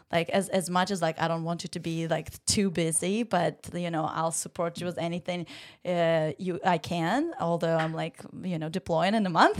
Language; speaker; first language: English; non-native, fluent; Ukrainian